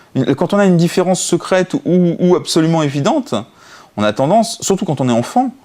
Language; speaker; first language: French; native; French